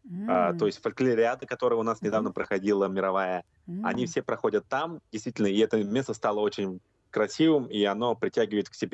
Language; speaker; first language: Russian; native; Russian